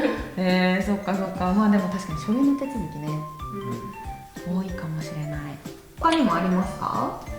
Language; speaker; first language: Japanese; native; Japanese